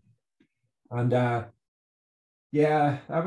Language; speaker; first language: English; native; English